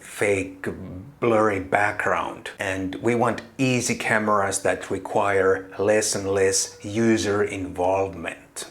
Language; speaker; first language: English; non-native, fluent; Finnish